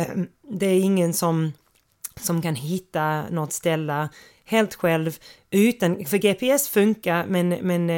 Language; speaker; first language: Swedish; non-native, fluent; English